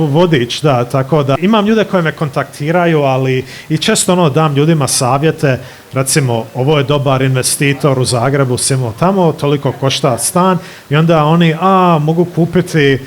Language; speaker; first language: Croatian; early bilingual, heritage; Croatian